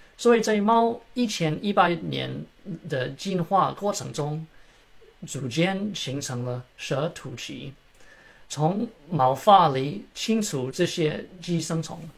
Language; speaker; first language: Chinese; early bilingual, heritage; Chinese